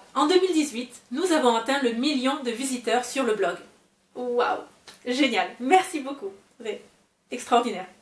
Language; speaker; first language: French; native; French